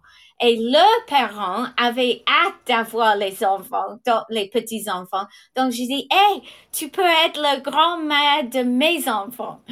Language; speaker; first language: French; non-native, fluent; English